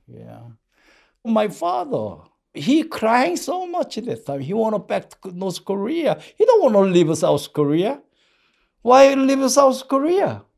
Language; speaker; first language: English; non-native, learner; Korean